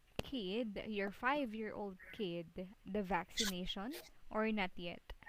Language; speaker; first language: English; non-native, local second language; Filipino